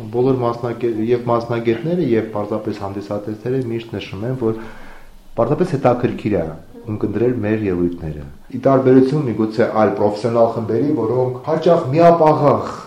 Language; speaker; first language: Armenian; native; Armenian